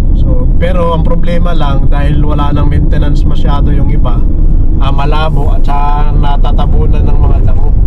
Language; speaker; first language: Filipino; native; Filipino